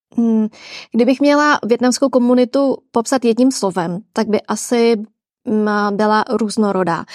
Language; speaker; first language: Czech; early bilingual, other home language; Vietnamese